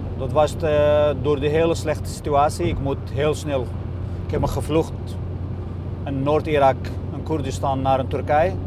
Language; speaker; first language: Dutch; non-native, learner; Kurdish